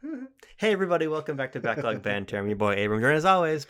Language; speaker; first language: English; native; English